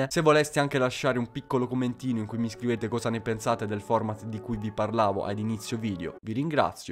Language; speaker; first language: Italian; native; Italian